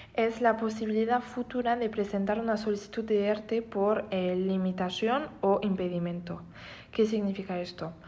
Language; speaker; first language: Spanish; non-native, fluent; French